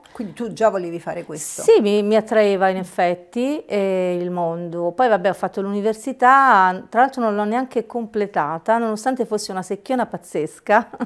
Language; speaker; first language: Italian; native; Italian